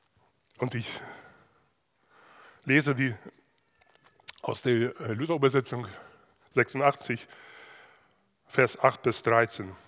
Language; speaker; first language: German; non-native, fluent; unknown